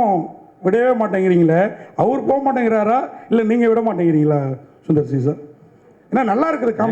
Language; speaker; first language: Tamil; native; Tamil